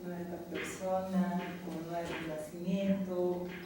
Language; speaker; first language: Spanish; non-native, fluent; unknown